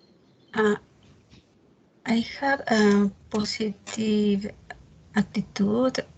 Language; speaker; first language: English; non-native, learner; Spanish